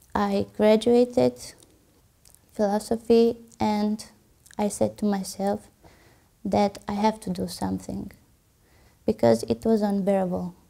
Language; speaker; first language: English; non-native, fluent; Romanian